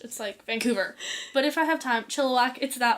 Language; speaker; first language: English; native; English